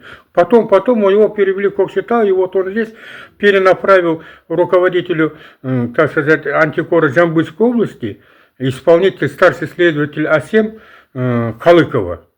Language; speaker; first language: Russian; non-native, local second language; Kazakh